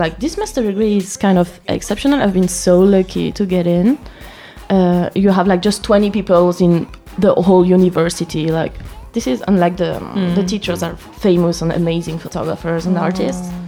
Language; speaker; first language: English; non-native, fluent; French